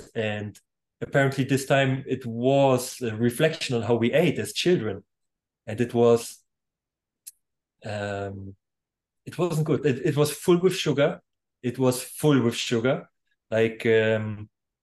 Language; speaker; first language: English; non-native, fluent; German